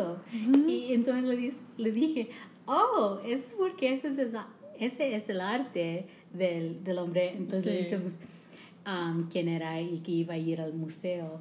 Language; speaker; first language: Spanish; early bilingual, heritage; English